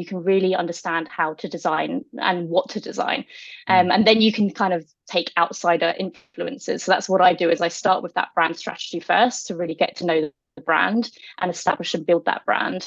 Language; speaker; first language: English; native; English